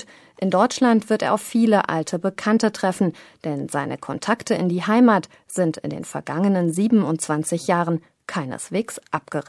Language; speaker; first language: German; native; German